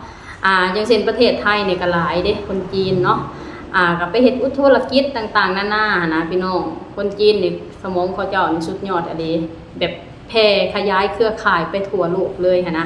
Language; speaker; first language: Thai; non-native, local second language; Lao